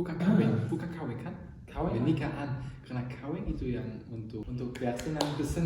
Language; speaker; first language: Indonesian; non-native, learner; German